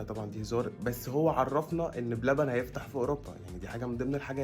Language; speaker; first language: Arabic; native; Arabic